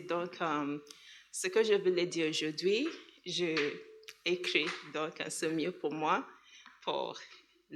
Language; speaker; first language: French; non-native, learner; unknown